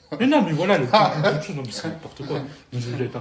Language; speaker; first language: French; native; French